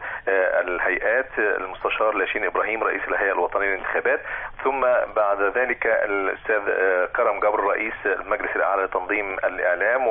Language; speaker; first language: Arabic; native; Arabic